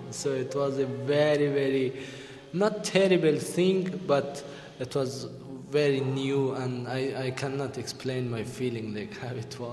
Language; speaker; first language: English; non-native, learner; Persian